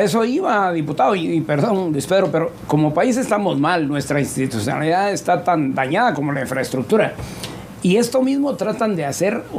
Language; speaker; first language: Spanish; native; Spanish